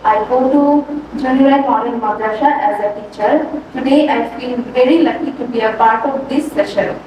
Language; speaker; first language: English; non-native, local second language; Bangla